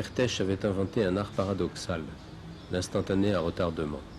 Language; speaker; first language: French; native; French